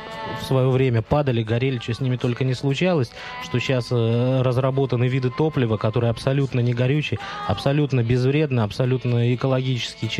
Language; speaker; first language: Russian; native; Russian